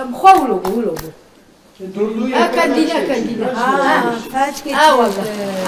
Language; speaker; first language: Turkish; non-native, local second language; Arabic